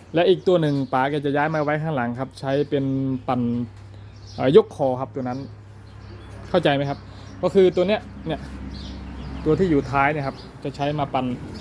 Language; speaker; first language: Thai; native; Thai